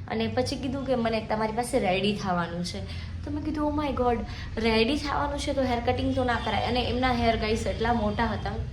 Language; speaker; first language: Gujarati; non-native, local second language; Kachhi